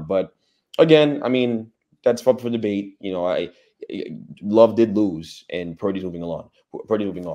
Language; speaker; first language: English; native; English